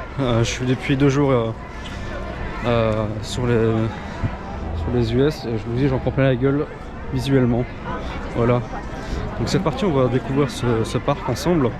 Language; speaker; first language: French; native; French